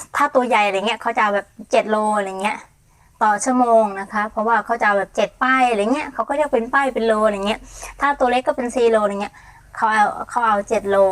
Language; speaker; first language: Thai; non-native, fluent; Mon